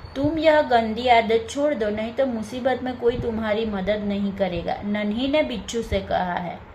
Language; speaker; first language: Hindi; non-native, local second language; Gujarati